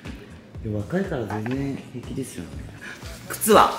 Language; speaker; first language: Japanese; native; Japanese